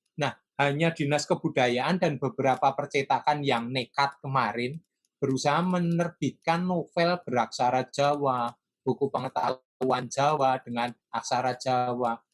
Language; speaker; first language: Indonesian; non-native, local second language; Javanese